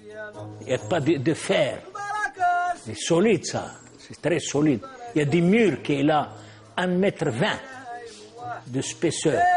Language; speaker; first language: French; non-native, local second language; Arabic